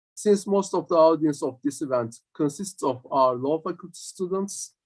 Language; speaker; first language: English; non-native, fluent; Turkish